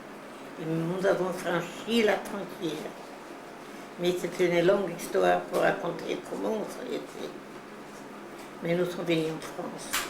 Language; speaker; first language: French; non-native, learner; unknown